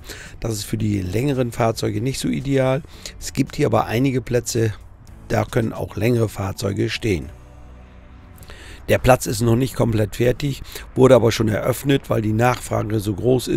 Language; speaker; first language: German; native; German